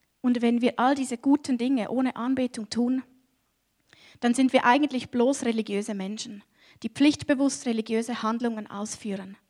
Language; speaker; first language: German; native; German